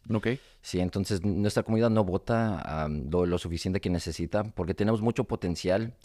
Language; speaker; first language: Spanish; early bilingual, heritage; Spanish